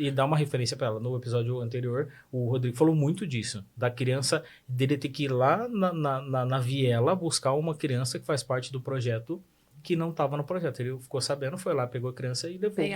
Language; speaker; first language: Portuguese; native; Portuguese